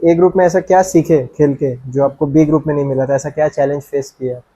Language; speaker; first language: Hindi; non-native, local second language; Bangla